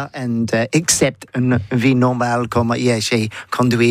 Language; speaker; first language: French; non-native, learner; English